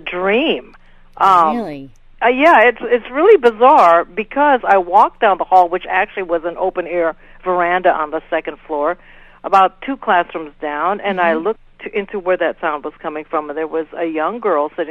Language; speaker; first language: English; native; English